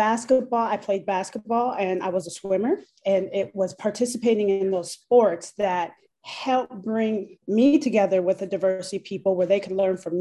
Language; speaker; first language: English; native; English